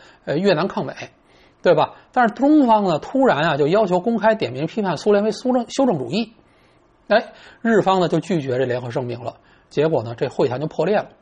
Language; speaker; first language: Chinese; native; Chinese